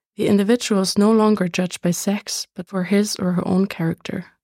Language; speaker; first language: English; non-native, fluent; German